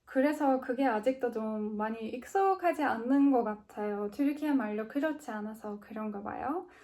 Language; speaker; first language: Korean; non-native, fluent; Turkish